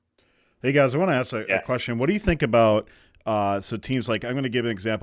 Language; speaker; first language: English; native; English